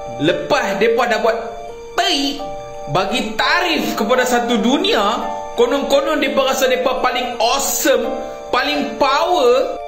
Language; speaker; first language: Malay; native; Malay